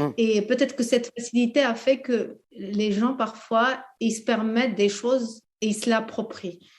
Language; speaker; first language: French; early bilingual, other home language; Arabic